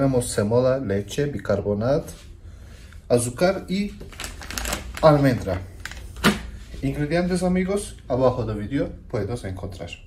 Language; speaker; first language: Spanish; non-native, learner; Turkish